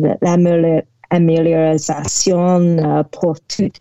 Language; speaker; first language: French; non-native, learner; English